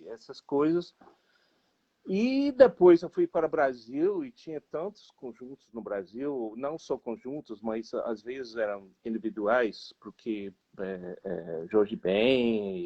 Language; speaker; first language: Portuguese; non-native, fluent; English